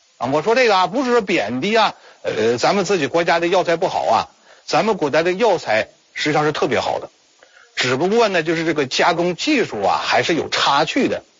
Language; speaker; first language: Chinese; native; Chinese